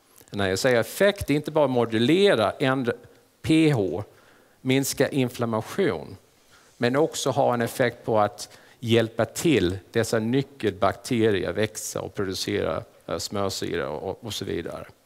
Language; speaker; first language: Swedish; non-native, fluent; English